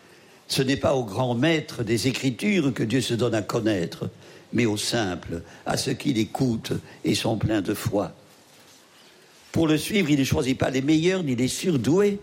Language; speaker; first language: French; native; French